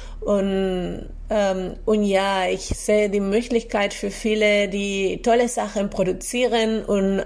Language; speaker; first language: German; non-native, fluent; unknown